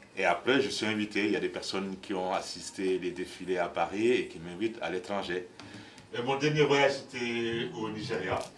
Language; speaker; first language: French; non-native, local second language; Wolof